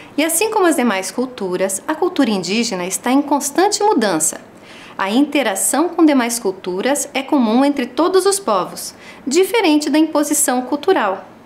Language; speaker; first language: Portuguese; native; Portuguese